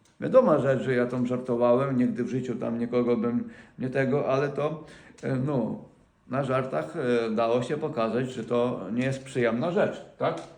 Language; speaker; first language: Polish; non-native, fluent; Ukrainian